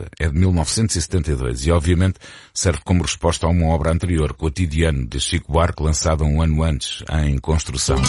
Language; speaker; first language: Portuguese; native; Portuguese